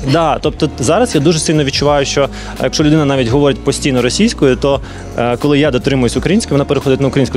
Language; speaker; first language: Ukrainian; non-native, local second language; Russian